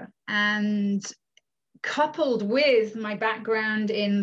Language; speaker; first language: English; native; English